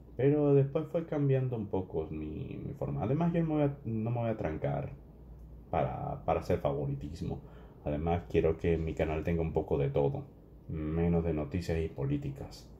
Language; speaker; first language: Spanish; native; Spanish